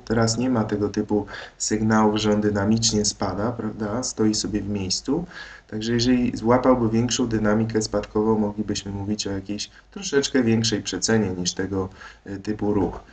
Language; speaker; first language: Polish; native; Polish